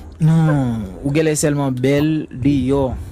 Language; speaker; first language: French; non-native, learner; Haitian Creole